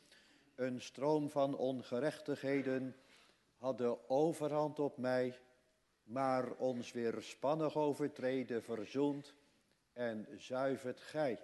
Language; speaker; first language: Dutch; native; Dutch